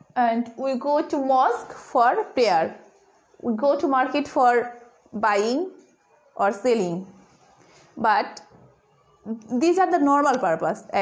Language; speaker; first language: English; non-native, local second language; Bangla